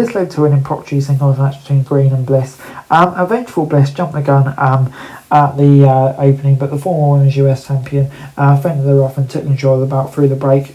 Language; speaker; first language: English; native; English